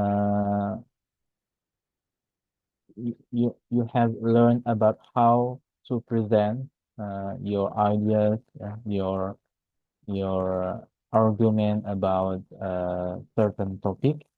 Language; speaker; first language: English; non-native, fluent; Indonesian